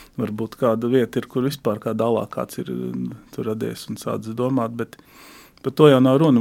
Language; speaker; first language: Latvian; native; Latvian